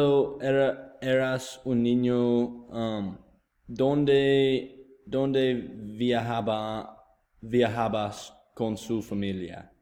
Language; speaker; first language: Spanish; non-native, learner; English